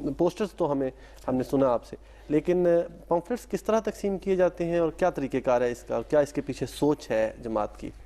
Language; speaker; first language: Urdu; native; Urdu